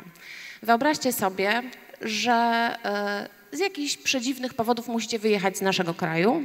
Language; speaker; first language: Polish; native; Polish